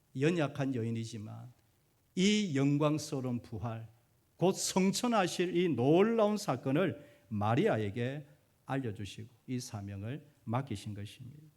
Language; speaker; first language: Korean; native; Korean